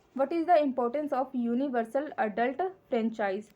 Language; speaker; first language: English; non-native, local second language; Punjabi